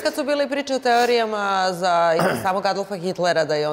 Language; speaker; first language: Serbian; native; Serbian